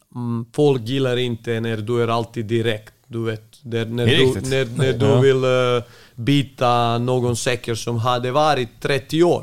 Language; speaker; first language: Swedish; non-native, fluent; Serbian